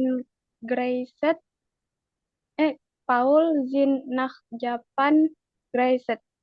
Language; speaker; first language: German; non-native, learner; Indonesian